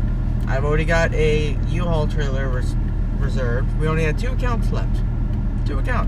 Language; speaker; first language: English; native; English